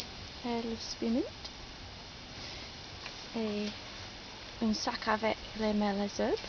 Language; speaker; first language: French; non-native, learner; English